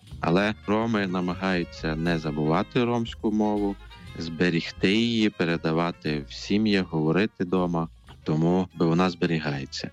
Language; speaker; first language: Ukrainian; non-native, local second language; Romany